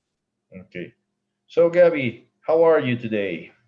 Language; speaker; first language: English; non-native, fluent; Spanish